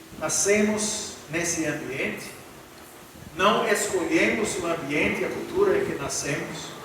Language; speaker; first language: Portuguese; non-native, fluent; English